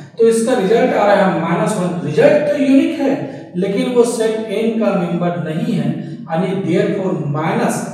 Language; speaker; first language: Hindi; native; Hindi